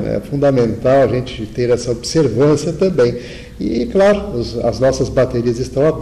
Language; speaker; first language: Portuguese; native; Portuguese